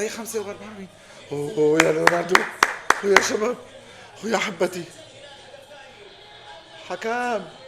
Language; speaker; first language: Arabic; native; Arabic